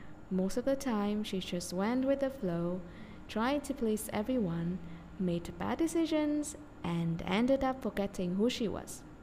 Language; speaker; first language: English; non-native, fluent; Vietnamese